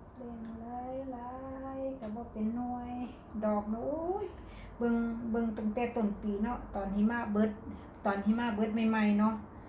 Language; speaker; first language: Thai; native; Thai